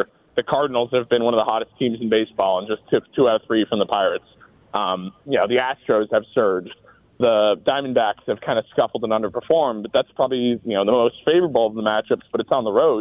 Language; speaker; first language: English; native; English